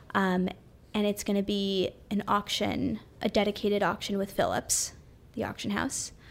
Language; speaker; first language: English; native; English